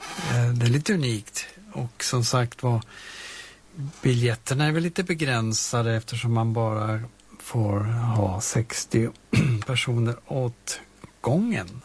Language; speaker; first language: Swedish; native; Swedish